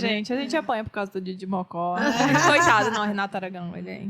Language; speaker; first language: Portuguese; native; Portuguese